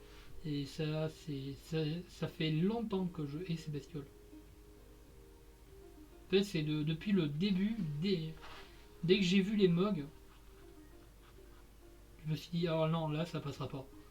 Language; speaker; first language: French; native; French